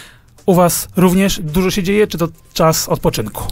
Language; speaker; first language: Polish; native; Polish